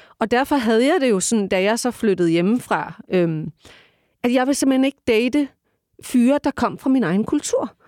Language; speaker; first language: Danish; early bilingual, other home language; Turkish